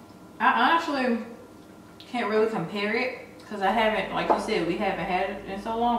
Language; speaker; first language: English; native; English